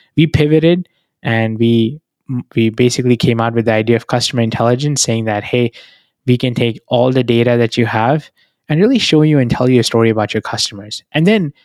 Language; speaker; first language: English; non-native, local second language; Hindi